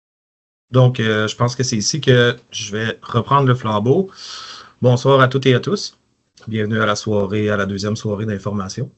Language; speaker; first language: French; native; French